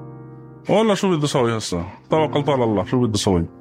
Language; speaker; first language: Arabic; non-native, learner; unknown